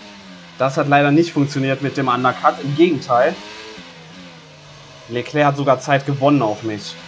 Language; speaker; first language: German; native; German